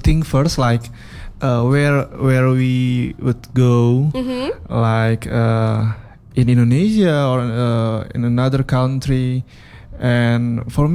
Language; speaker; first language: English; non-native, fluent; Indonesian